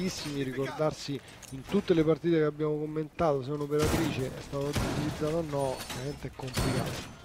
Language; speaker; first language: Italian; native; Italian